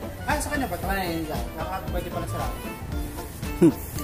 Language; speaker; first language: Filipino; native; Filipino